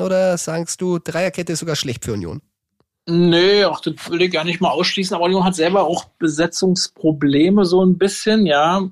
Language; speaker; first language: German; native; German